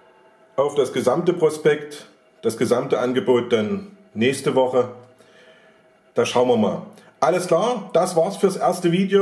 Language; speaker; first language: German; native; German